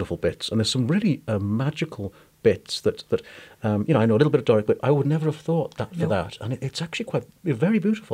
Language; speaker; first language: English; native; English